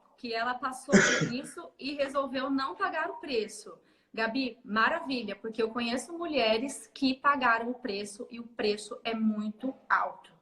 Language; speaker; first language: Portuguese; native; Portuguese